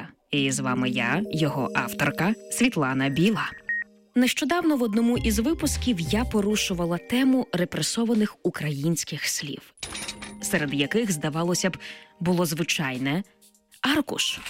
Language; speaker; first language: Ukrainian; native; Ukrainian